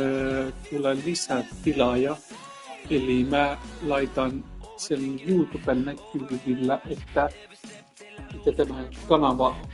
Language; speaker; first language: Finnish; non-native, learner; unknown